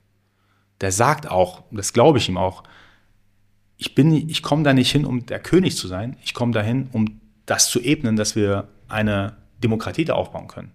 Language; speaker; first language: German; early bilingual, other home language; Persian